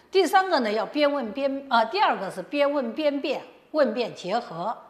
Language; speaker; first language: Chinese; native; Chinese